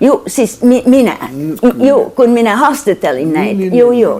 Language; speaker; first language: Finnish; early bilingual, heritage; English